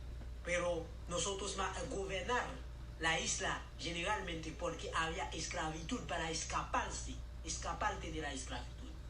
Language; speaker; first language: Spanish; non-native, learner; Haitian Creole